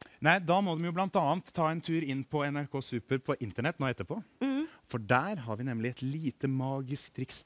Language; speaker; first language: Norwegian; native; Norwegian